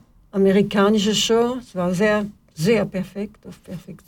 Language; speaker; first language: German; non-native, fluent; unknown